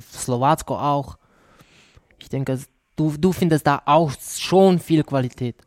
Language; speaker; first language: German; non-native, learner; Czech